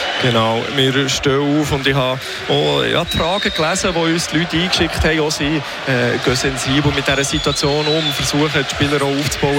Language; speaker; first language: German; native; German